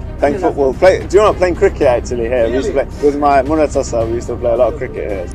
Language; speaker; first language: English; early bilingual, other home language; Bangla